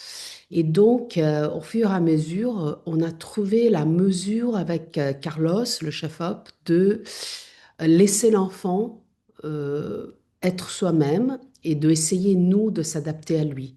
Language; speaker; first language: French; non-native, fluent; Italian